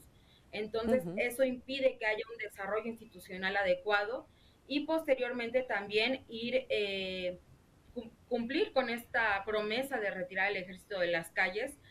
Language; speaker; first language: Spanish; native; Spanish